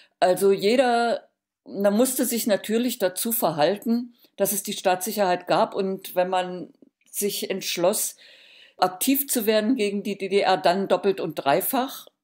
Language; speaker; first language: German; native; German